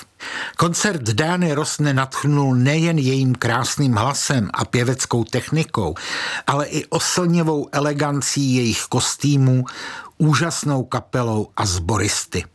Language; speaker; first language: Czech; native; Czech